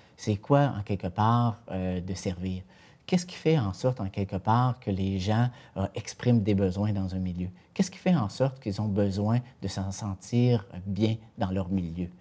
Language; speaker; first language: French; native; French